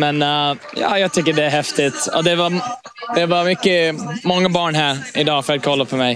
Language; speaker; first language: Swedish; early bilingual, heritage; English